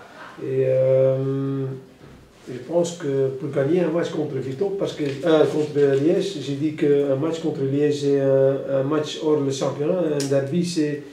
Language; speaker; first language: French; non-native, local second language; Dutch